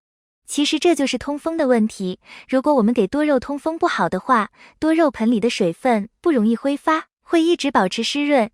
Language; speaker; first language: Chinese; native; Chinese